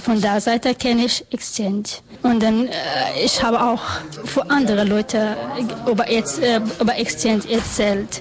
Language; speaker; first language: German; non-native, learner; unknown